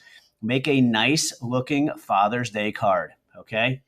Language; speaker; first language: English; native; English